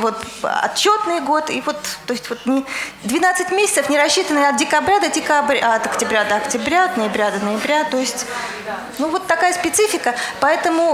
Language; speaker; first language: Russian; native; Russian